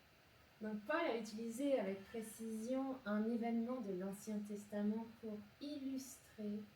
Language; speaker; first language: French; native; French